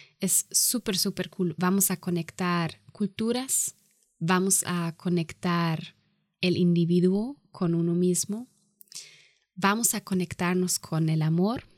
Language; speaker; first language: Spanish; non-native, fluent; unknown